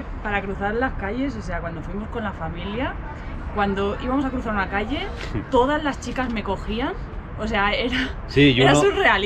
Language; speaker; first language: Spanish; native; Spanish